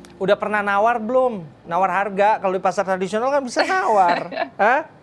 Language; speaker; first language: Indonesian; native; Indonesian